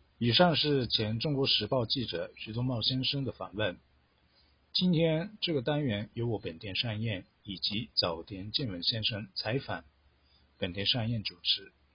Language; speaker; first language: Chinese; non-native, fluent; Japanese